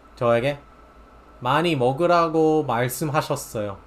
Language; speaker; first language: Korean; non-native, fluent; English